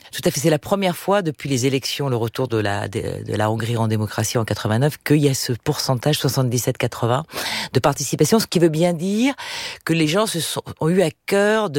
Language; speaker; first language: French; native; French